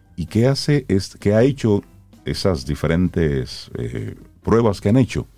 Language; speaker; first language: Spanish; native; Spanish